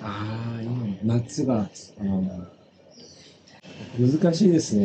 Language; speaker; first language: Japanese; non-native, learner; Korean